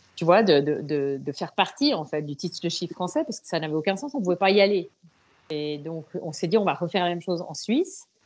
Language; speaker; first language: French; native; French